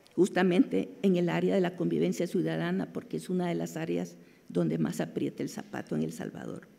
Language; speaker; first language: Spanish; native; Spanish